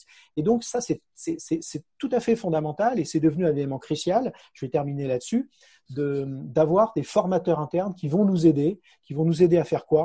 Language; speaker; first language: French; native; French